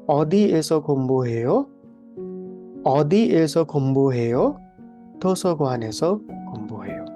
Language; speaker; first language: Korean; non-native, fluent; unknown